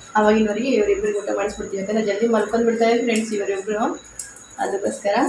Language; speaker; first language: Kannada; non-native, local second language; Urdu